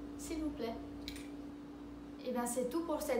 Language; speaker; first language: French; non-native, fluent; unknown